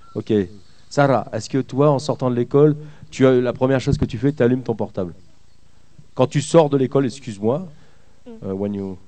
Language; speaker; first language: French; native; French